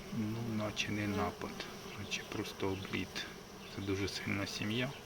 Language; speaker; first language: Ukrainian; native; Ukrainian